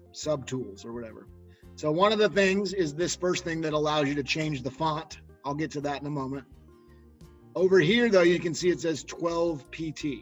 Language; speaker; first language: English; native; English